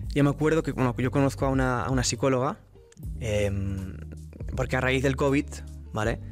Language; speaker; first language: Spanish; native; Spanish